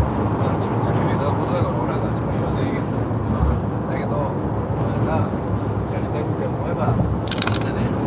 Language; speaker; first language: Japanese; native; Japanese